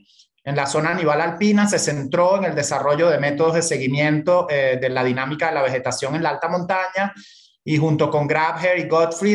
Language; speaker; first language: Spanish; native; Spanish